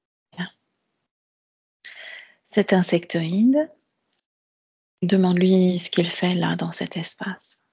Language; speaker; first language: French; native; French